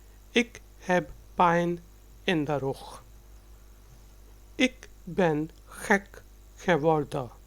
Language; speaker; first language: Dutch; non-native, learner; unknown